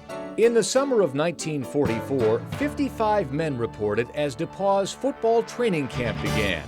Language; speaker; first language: English; native; English